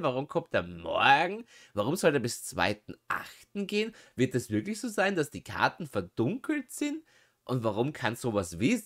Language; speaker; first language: German; native; German